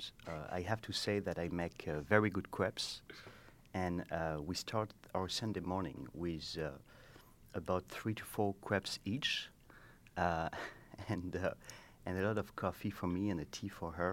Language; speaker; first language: English; non-native, fluent; French